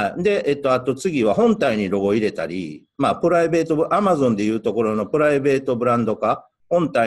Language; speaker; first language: Japanese; native; Japanese